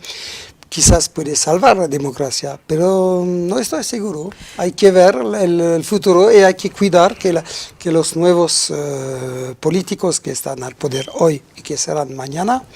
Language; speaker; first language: Spanish; non-native, fluent; French